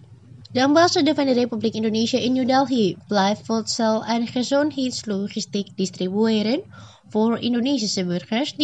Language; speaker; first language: Dutch; non-native, fluent; Indonesian